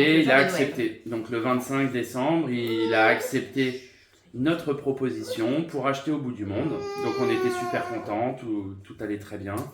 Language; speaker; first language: French; native; French